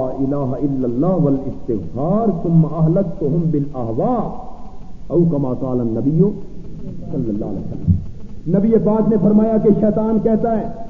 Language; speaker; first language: Urdu; native; Urdu